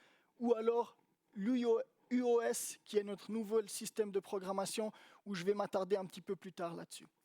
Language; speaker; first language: French; native; French